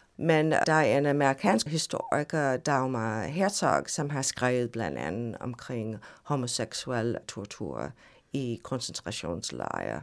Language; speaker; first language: Danish; non-native, fluent; English